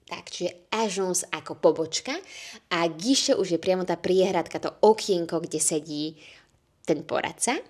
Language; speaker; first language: Slovak; native; Slovak